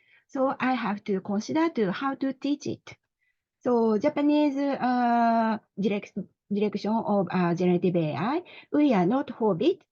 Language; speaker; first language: English; non-native, learner; Japanese